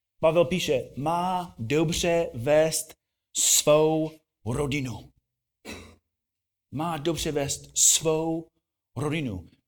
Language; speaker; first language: Czech; non-native, fluent; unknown